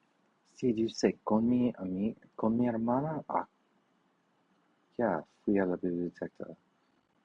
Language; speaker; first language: Spanish; non-native, learner; English